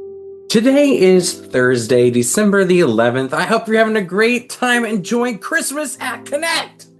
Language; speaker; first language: English; native; English